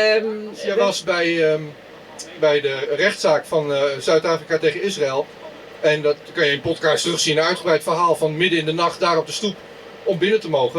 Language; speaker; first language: Dutch; native; Dutch